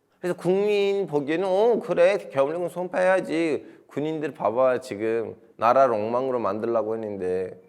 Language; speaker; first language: Korean; non-native, fluent; Turkish